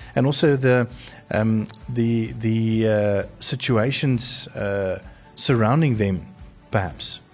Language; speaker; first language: English; non-native, local second language; Afrikaans